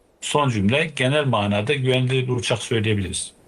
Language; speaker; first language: Turkish; native; Turkish